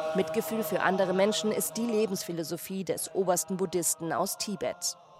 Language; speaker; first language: German; native; German